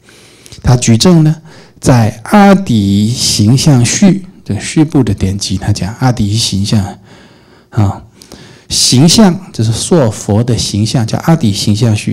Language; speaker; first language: Chinese; native; Chinese